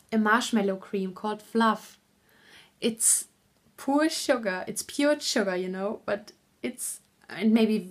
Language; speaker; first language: English; non-native, fluent; German